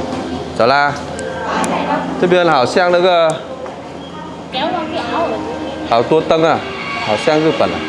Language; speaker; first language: Chinese; non-native, learner; Vietnamese